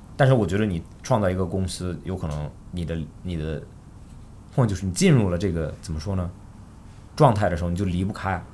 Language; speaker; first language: Chinese; early bilingual, heritage; Chinese